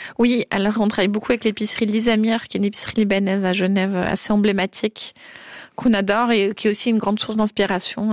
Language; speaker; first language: French; native; French